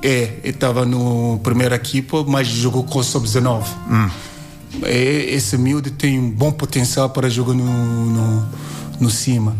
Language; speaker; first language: Portuguese; non-native, learner; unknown